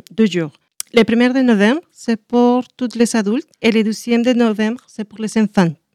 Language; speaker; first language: French; non-native, learner; Spanish